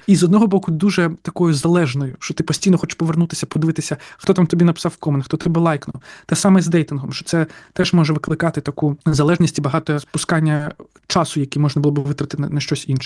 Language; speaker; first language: Ukrainian; native; Ukrainian